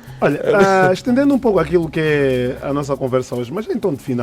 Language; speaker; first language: Portuguese; native; Portuguese